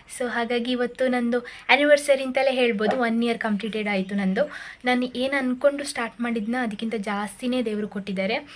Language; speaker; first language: Kannada; native; Kannada